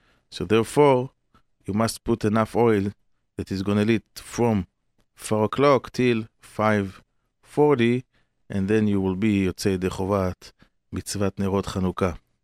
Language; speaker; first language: English; non-native, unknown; Hebrew